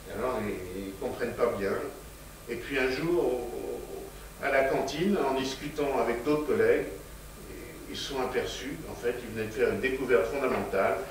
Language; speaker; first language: French; native; French